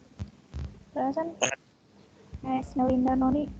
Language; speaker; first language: English; non-native, fluent; Indonesian